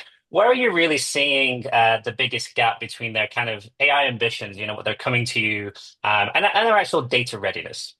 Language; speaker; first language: English; native; English